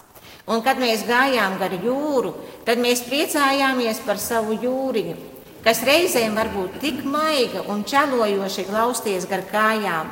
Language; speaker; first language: Latvian; native; Latvian